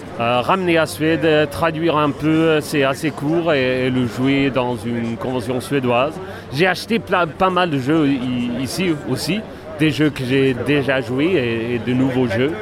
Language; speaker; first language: French; non-native, fluent; Swedish